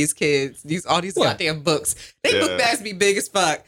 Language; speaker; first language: English; native; English